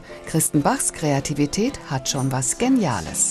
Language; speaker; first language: German; native; German